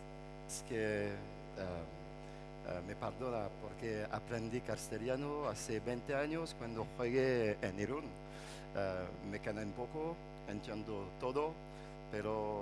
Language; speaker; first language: Spanish; non-native, fluent; French